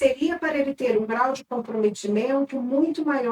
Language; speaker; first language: Portuguese; native; Portuguese